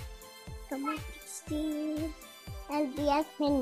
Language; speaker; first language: Spanish; early bilingual, heritage; Spanish